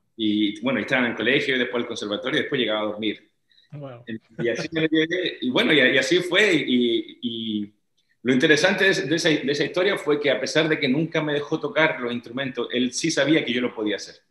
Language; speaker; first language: Spanish; native; Spanish